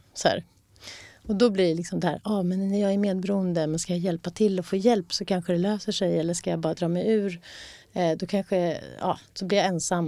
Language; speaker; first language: Swedish; native; Swedish